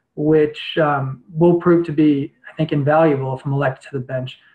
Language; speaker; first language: English; native; English